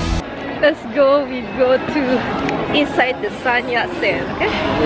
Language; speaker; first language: English; non-native, learner; Indonesian